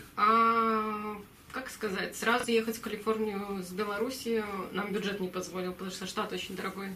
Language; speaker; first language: Russian; native; Russian